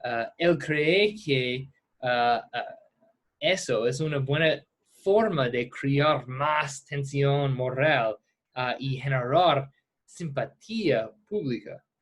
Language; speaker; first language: Spanish; non-native, fluent; English